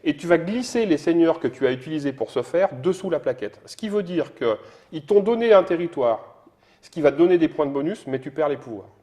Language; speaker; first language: French; native; French